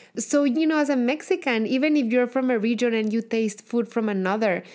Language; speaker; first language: English; non-native, fluent; Spanish